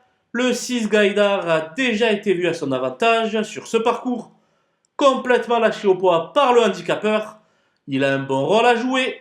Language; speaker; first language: French; native; French